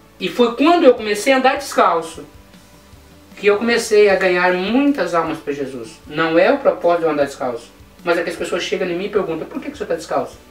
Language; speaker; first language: Portuguese; native; Portuguese